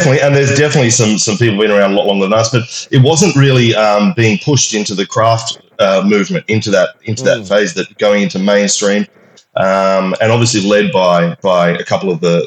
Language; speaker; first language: English; native; English